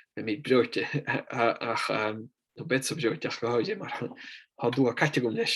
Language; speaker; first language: Irish; non-native, fluent; Italian